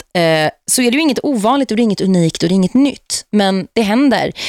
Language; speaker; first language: Swedish; native; Swedish